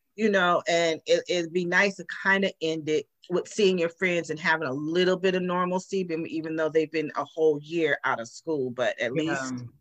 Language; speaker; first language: English; native; English